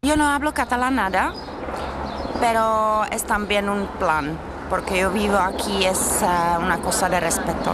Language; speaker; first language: Spanish; non-native, fluent; Czech